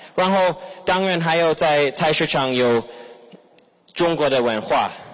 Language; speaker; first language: Chinese; non-native, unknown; English